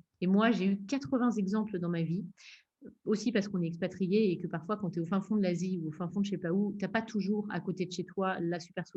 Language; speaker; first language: French; native; French